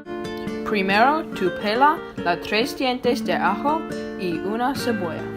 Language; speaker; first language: Spanish; non-native, learner; English